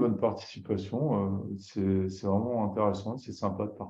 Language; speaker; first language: French; native; French